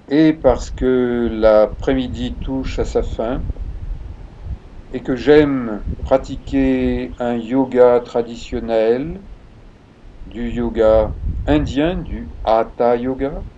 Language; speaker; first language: French; native; French